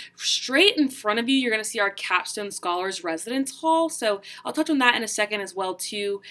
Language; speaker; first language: English; native; English